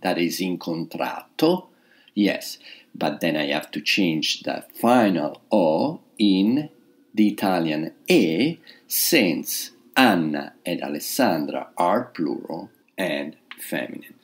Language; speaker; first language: English; non-native, fluent; Italian